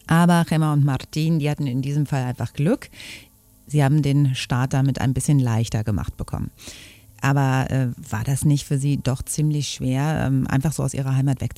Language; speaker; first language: German; native; German